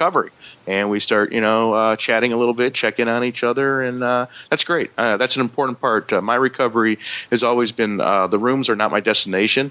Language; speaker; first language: English; native; English